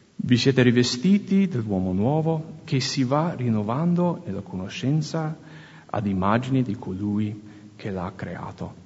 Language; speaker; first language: Italian; non-native, fluent; English